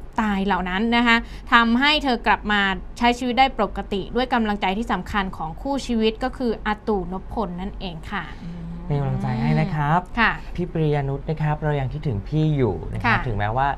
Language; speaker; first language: Thai; native; Thai